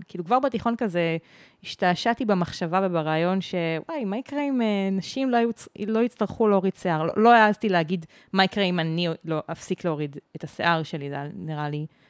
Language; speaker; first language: Hebrew; native; Hebrew